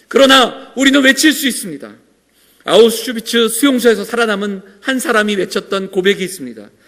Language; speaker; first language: Korean; native; Korean